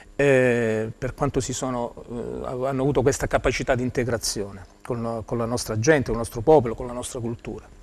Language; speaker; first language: Italian; native; Italian